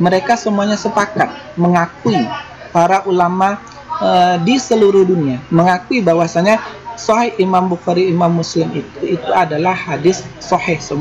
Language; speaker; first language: Indonesian; native; Indonesian